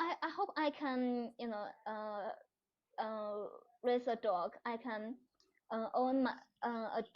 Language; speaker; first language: English; non-native, learner; Chinese